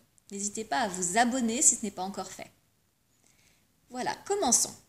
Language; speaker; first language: French; native; French